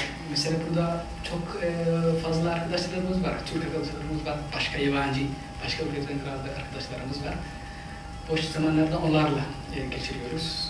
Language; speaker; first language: Turkish; non-native, fluent; Somali